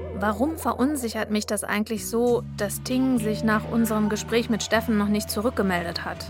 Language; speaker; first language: German; native; German